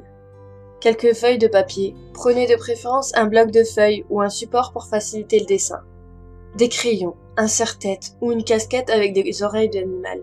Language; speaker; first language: French; native; French